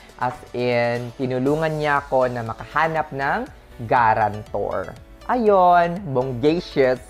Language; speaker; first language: Filipino; native; Filipino